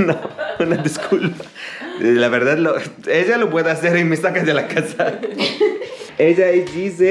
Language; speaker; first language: Spanish; non-native, fluent; Arabic